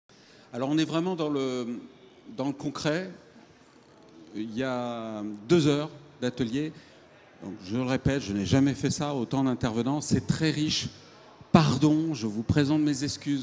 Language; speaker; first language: French; native; French